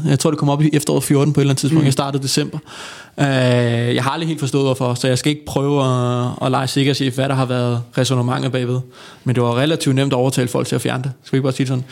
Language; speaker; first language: Danish; native; Danish